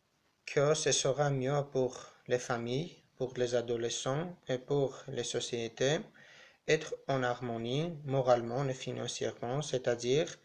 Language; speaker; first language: French; non-native, learner; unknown